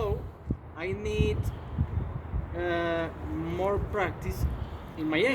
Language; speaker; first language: English; non-native, learner; Spanish